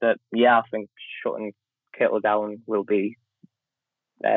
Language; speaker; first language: English; native; English